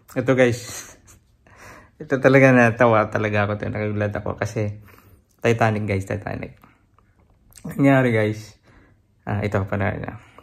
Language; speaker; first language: Filipino; non-native, local second language; Hiligaynon